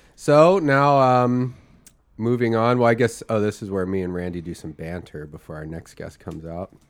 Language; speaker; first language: English; native; English